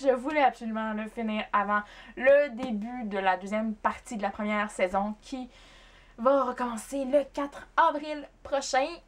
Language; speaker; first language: French; native; French